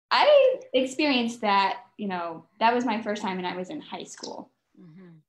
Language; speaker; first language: English; native; English